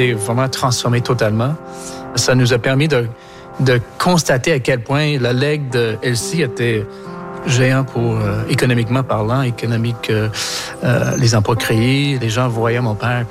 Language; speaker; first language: French; non-native, local second language; English